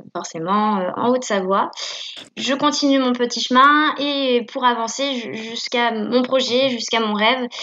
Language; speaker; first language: French; native; French